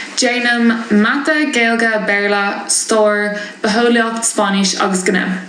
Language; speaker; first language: Irish; non-native, local second language; English